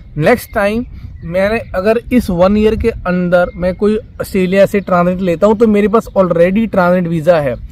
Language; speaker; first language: Hindi; non-native, local second language; Punjabi